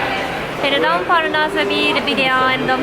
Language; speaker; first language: Spanish; non-native, fluent; Japanese